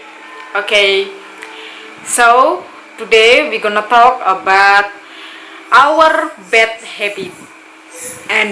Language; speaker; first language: English; non-native, local second language; Indonesian